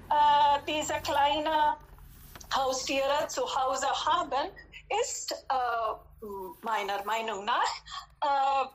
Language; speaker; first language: German; non-native, fluent; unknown